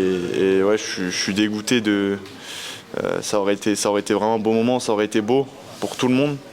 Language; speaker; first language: French; native; French